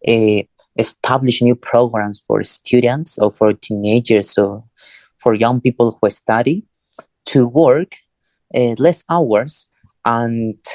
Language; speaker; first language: English; non-native, fluent; Spanish